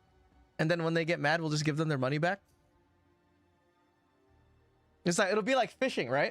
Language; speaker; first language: English; native; English